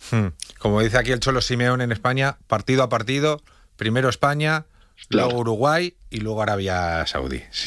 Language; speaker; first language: Spanish; native; Spanish